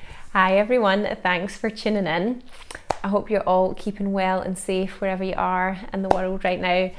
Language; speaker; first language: English; native; English